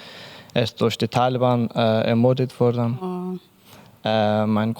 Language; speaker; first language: German; non-native, learner; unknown